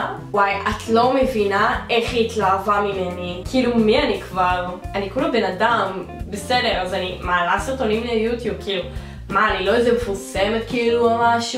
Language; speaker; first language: Hebrew; native; Hebrew